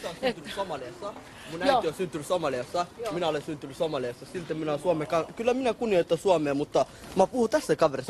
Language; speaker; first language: Finnish; early bilingual, other home language; Somali